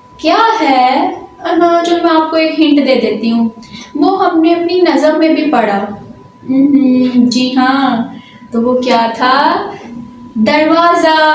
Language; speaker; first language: Urdu; non-native, local second language; Punjabi